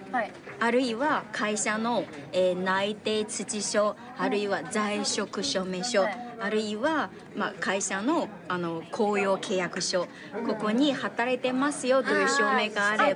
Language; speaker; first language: Japanese; non-native, fluent; Chinese